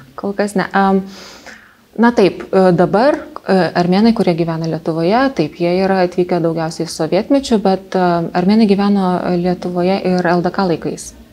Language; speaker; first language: Lithuanian; early bilingual, other home language; Armenian